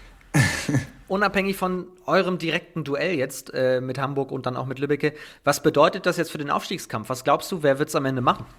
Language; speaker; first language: German; native; German